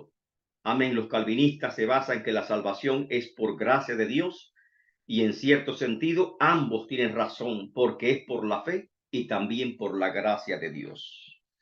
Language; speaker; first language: Spanish; native; Spanish